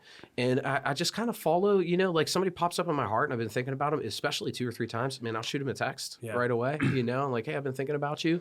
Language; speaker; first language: English; native; English